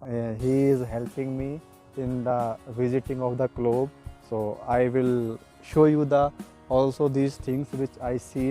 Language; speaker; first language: English; non-native, local second language; Hindi